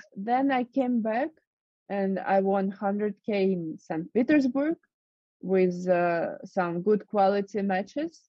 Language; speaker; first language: English; non-native, fluent; Russian